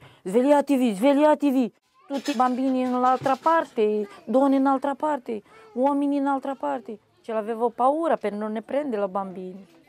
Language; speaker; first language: Italian; non-native, local second language; Romanian